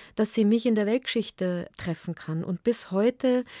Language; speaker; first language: German; native; German